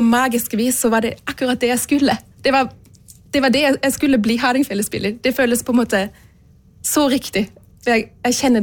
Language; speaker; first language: Norwegian; non-native, fluent; German